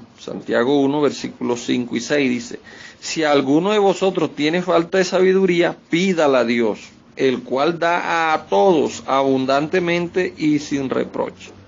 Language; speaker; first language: Spanish; native; Spanish